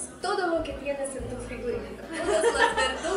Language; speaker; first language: Spanish; non-native, fluent; Russian